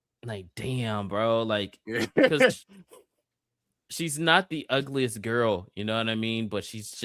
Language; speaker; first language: English; native; English